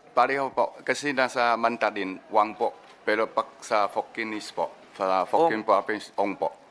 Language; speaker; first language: Filipino; non-native, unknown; Min Nan Chinese